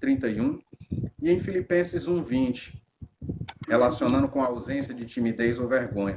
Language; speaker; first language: Portuguese; native; Portuguese